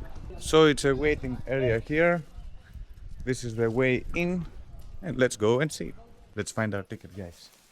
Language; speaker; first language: English; non-native, fluent; Greek